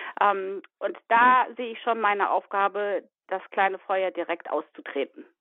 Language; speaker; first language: German; native; German